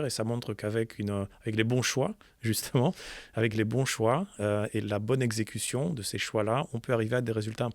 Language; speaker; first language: French; native; French